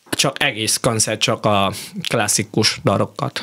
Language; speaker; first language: Hungarian; non-native, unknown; Vietnamese